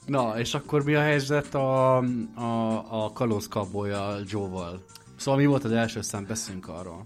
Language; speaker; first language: Hungarian; native; Hungarian